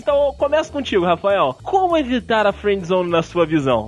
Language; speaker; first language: Portuguese; native; Portuguese